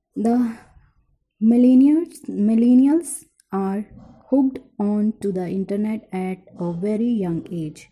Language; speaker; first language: English; non-native, local second language; Punjabi